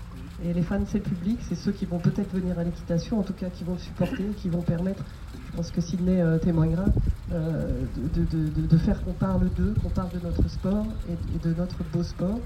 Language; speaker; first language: French; native; French